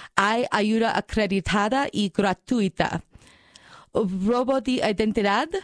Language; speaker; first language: Spanish; non-native, learner; English